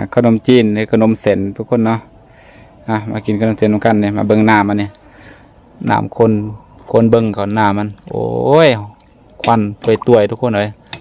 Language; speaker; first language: Thai; native; Thai